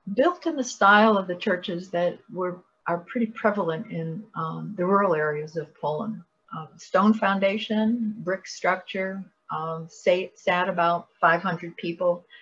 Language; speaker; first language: English; native; English